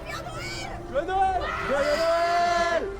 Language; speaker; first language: French; native; French